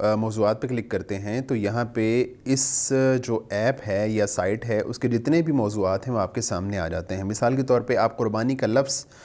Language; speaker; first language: Urdu; native; Urdu